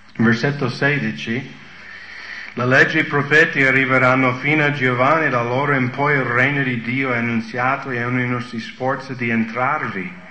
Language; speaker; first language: Italian; non-native, fluent; English